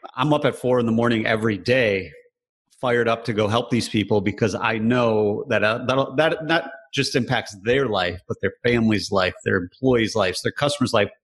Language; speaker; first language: English; native; English